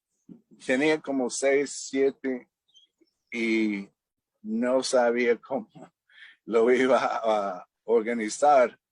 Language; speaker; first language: Spanish; non-native, fluent; English